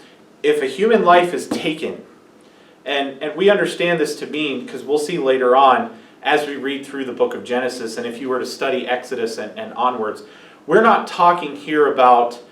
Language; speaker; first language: English; native; English